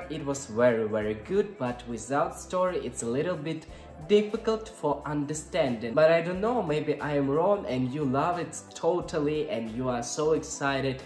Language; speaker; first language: English; non-native, learner; Russian